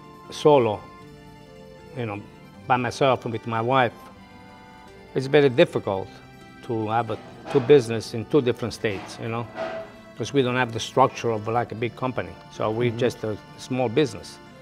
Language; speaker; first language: English; non-native, fluent; Italian